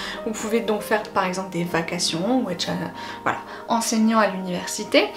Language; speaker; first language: French; native; French